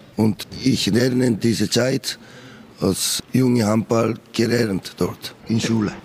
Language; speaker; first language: German; non-native, learner; Korean